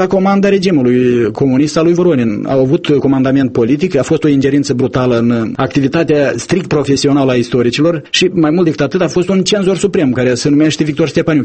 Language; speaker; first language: Romanian; native; Romanian